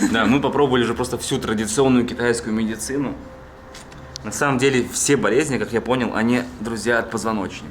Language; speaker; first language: Russian; native; Russian